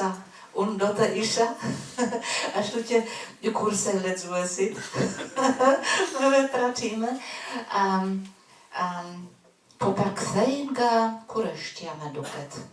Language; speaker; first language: Albanian; non-native, fluent; German